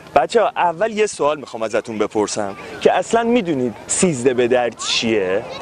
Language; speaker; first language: Persian; native; Persian